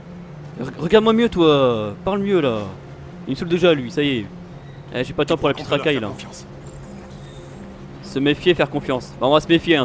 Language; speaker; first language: French; native; French